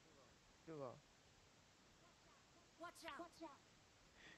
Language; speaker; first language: Japanese; native; Japanese